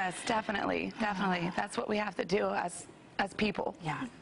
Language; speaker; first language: English; native; English